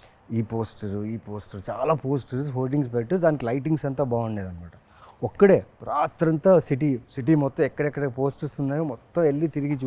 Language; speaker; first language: Telugu; native; Telugu